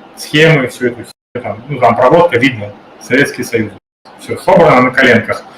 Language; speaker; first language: Russian; native; Russian